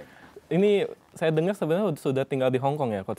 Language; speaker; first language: Indonesian; native; Indonesian